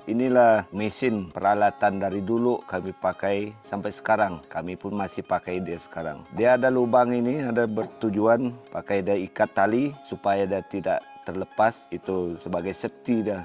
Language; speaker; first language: Malay; non-native, local second language; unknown